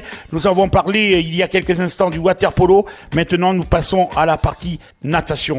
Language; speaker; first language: French; native; French